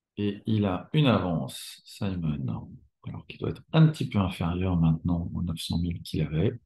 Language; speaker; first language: French; native; French